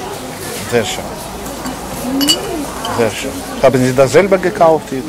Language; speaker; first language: German; non-native, learner; Russian